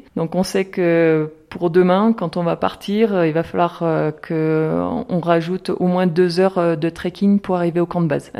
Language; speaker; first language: French; native; French